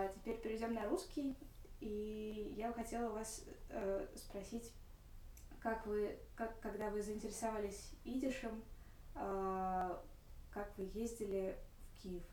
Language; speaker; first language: Russian; native; Russian